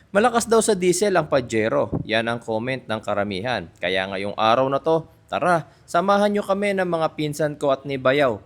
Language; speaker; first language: Filipino; native; Filipino